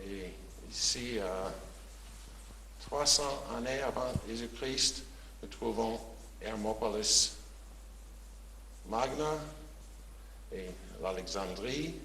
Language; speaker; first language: French; non-native, fluent; English